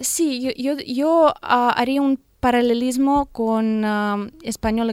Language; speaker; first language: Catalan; non-native, learner; Russian